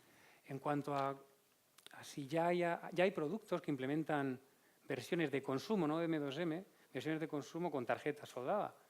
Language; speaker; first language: Spanish; native; Spanish